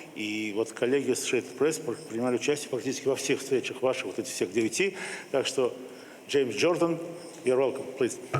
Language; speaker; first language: Russian; native; Russian